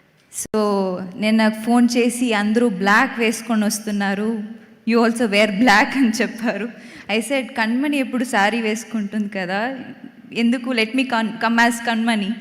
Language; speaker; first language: Telugu; non-native, local second language; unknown